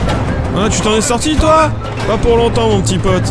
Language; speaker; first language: French; native; French